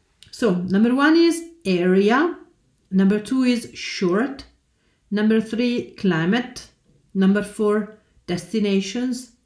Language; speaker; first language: English; non-native, fluent; Italian